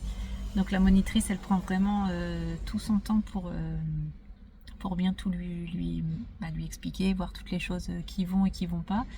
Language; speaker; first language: French; native; French